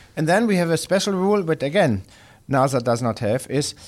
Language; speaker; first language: English; non-native, fluent; German